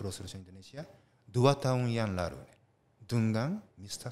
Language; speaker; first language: Indonesian; non-native, learner; Japanese